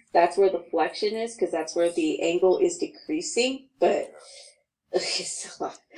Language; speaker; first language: English; native; English